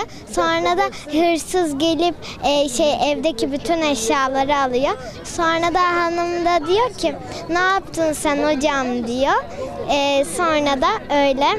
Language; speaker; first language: Turkish; non-native, learner; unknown